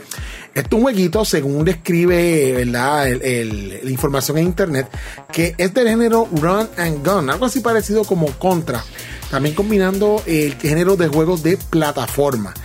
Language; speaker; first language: Spanish; native; Spanish